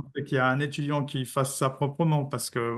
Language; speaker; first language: French; native; French